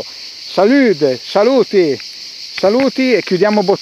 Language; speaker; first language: Italian; native; Italian